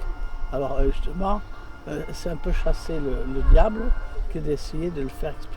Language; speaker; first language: French; native; French